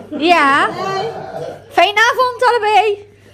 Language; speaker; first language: Dutch; non-native, learner; Arabic